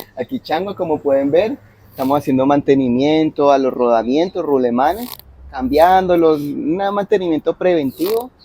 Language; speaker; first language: Spanish; native; Spanish